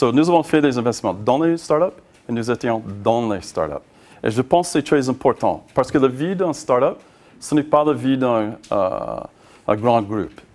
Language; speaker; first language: French; non-native, learner; English